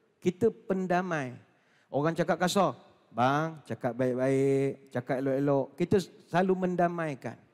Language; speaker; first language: Malay; native; Malay